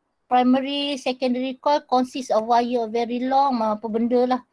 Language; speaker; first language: English; non-native, local second language; Malay